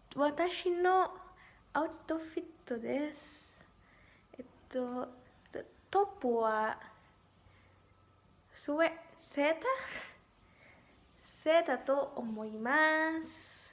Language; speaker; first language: Japanese; non-native, learner; English